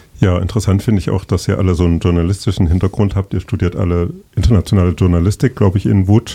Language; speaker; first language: German; native; German